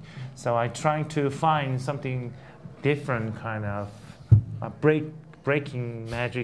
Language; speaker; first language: English; non-native, learner; Korean